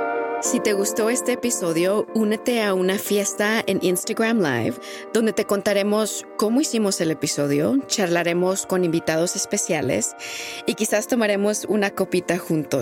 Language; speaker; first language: Spanish; early bilingual, heritage; Spanish